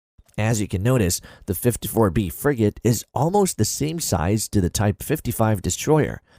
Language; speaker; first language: English; non-native, fluent; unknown